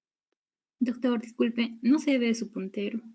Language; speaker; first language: Spanish; native; Spanish